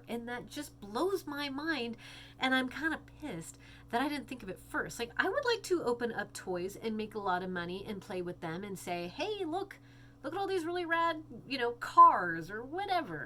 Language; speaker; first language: English; native; English